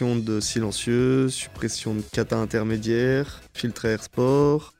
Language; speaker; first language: French; native; French